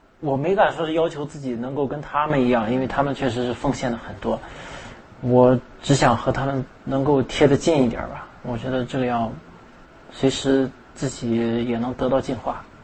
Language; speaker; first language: Chinese; native; Chinese